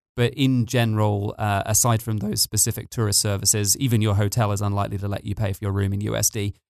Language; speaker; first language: English; native; English